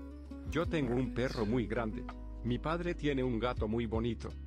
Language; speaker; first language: Spanish; non-native, learner; English